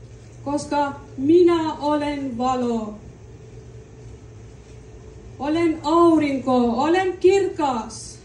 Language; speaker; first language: Finnish; non-native, learner; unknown